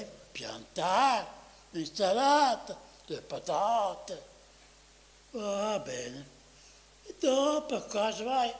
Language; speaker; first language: Italian; non-native, fluent; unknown